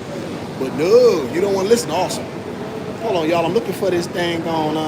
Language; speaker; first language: English; native; English